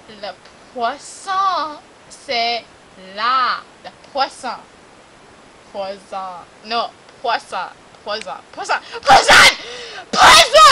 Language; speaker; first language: French; non-native, learner; English